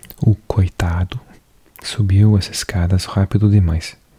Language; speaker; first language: Portuguese; non-native, learner; English